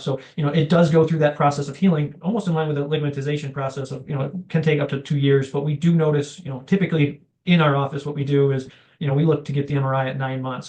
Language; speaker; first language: English; native; English